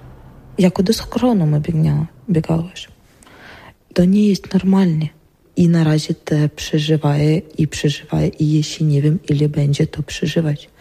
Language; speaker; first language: Polish; non-native, learner; Ukrainian